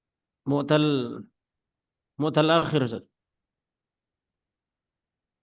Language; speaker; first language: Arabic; non-native, learner; Indonesian